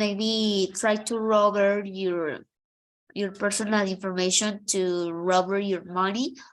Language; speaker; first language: English; non-native, fluent; Spanish